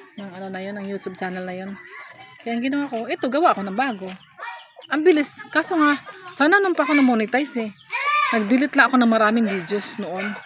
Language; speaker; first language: Filipino; non-native, local second language; Hiligaynon